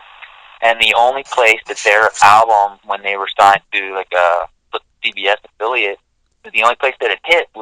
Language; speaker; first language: English; native; English